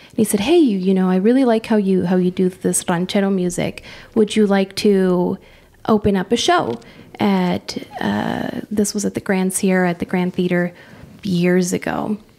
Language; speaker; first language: English; early bilingual, other home language; Spanish